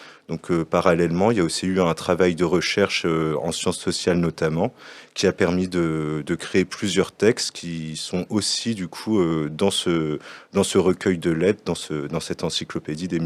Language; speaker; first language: French; native; French